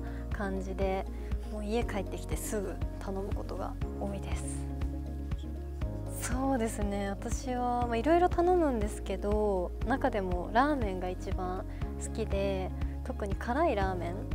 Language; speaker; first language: Japanese; native; Japanese